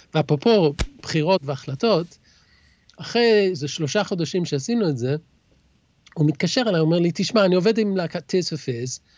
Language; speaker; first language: Hebrew; early bilingual, other home language; English